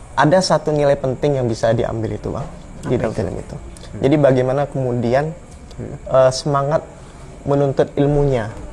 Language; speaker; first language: Indonesian; native; Indonesian